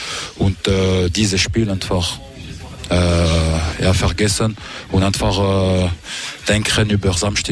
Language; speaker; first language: German; non-native, local second language; French